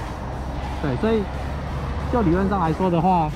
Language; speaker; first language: Chinese; native; Chinese